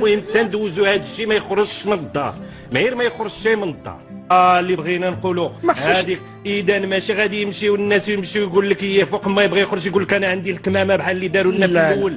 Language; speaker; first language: Arabic; native; Arabic